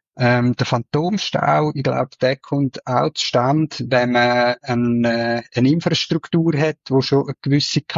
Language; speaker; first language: German; native; German